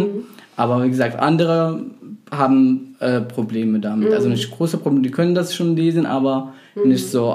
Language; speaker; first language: German; non-native, fluent; Arabic